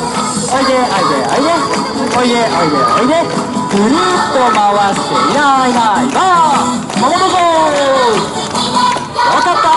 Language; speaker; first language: Japanese; native; Japanese